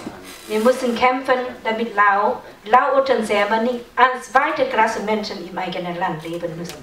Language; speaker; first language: German; non-native, learner; Lao